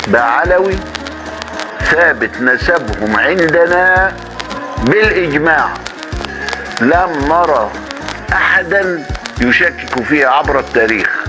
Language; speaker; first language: Arabic; native; Arabic